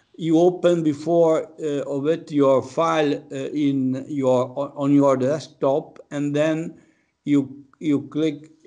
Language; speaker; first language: English; non-native, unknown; Italian